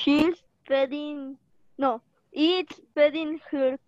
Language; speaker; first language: English; non-native, learner; Spanish